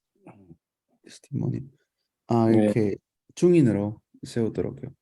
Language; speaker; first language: Korean; non-native, fluent; Spanish